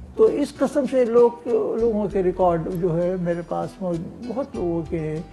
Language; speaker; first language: Urdu; native; Urdu